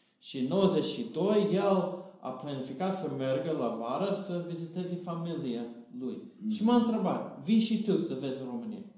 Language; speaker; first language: Romanian; non-native, fluent; English